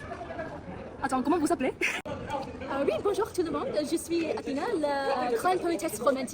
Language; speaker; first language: French; non-native, learner; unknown